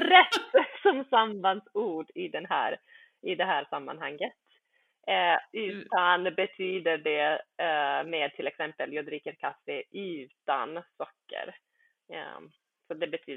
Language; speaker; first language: Swedish; early bilingual, other home language; Bosnian